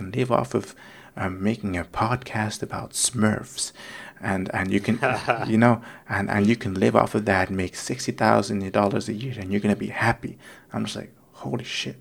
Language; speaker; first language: English; non-native, fluent; Indonesian